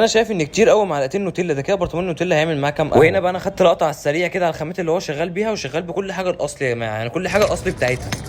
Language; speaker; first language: Arabic; native; Arabic